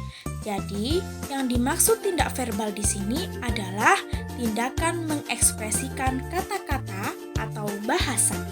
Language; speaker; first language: Indonesian; native; Indonesian